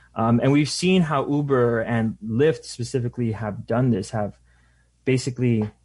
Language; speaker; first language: English; native; English